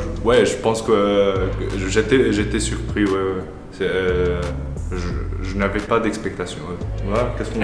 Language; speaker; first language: French; non-native, local second language; Arabic